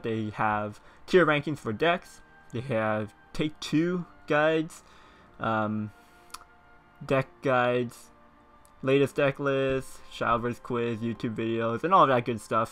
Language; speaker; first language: English; native; English